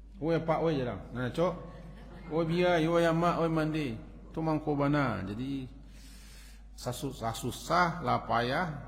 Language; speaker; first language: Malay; non-native, local second language; Minangkabau